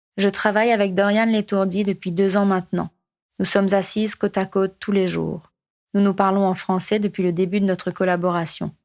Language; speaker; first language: French; non-native, local second language; Morisyen